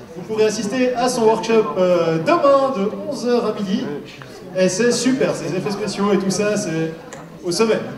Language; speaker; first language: French; native; French